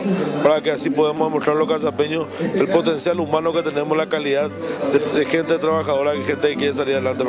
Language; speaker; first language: Spanish; native; Spanish